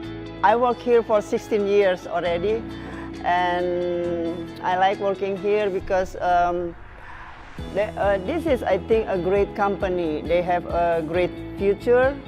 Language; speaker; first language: English; non-native, fluent; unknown